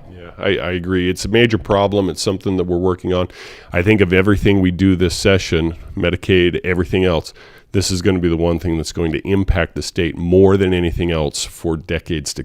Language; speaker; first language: English; native; English